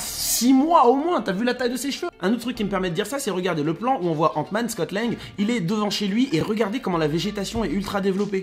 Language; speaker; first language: French; native; French